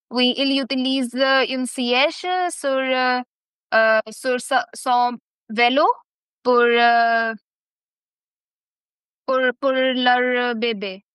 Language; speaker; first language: French; non-native, fluent; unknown